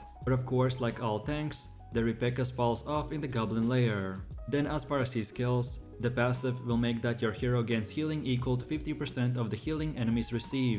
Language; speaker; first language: English; non-native, fluent; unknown